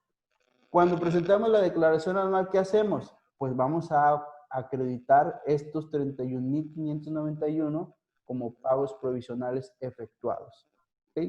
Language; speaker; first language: Spanish; native; Spanish